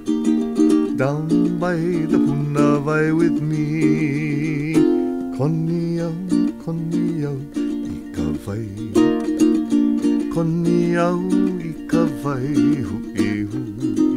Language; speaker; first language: English; native; English